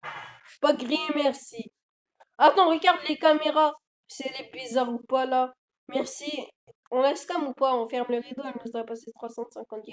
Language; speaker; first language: French; native; French